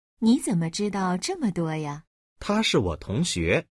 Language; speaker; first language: Chinese; non-native, fluent; Vietnamese